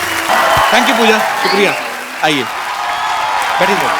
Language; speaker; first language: Hindi; native; Hindi